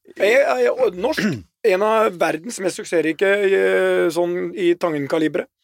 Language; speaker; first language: Norwegian; native; Norwegian